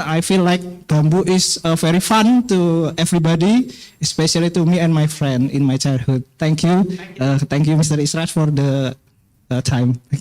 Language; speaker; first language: English; non-native, fluent; Indonesian